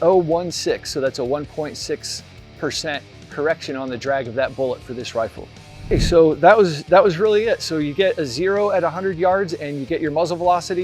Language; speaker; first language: English; native; English